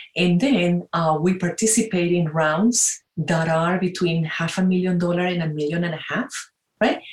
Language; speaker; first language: English; non-native, fluent; Spanish